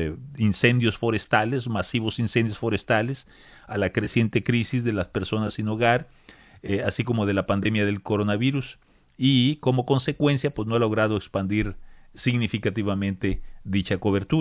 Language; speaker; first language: Spanish; native; Spanish